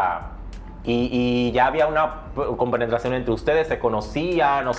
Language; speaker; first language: Spanish; native; Spanish